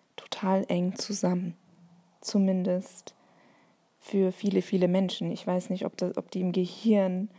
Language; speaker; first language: German; non-native, local second language; Turkish